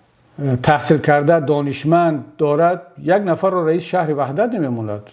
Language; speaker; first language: Persian; native; Persian